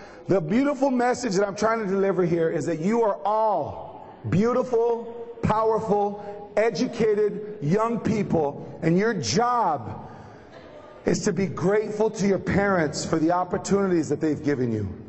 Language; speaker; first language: English; early bilingual, other home language; Spanish